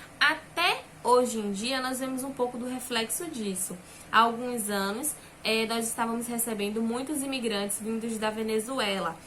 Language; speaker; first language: Portuguese; native; Portuguese